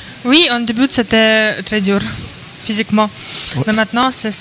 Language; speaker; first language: French; non-native, learner; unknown